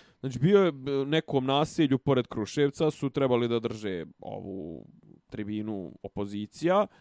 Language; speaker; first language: Bosnian; native; Bosnian